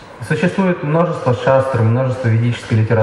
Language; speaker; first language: Russian; native; Russian